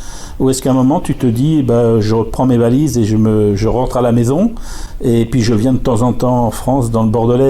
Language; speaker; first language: French; native; French